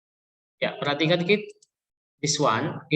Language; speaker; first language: English; non-native, learner; Indonesian